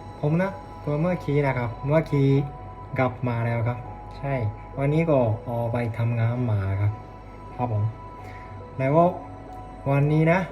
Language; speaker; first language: Thai; non-native, learner; Japanese